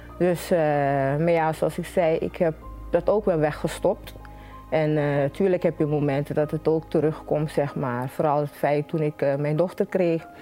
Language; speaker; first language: Dutch; native; Dutch